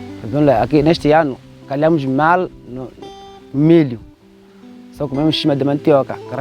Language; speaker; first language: Portuguese; non-native, local second language; Makhuwa